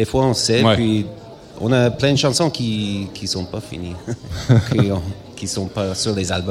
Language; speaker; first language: French; non-native, local second language; English